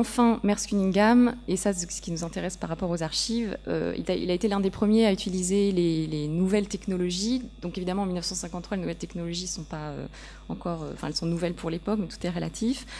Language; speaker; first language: French; native; French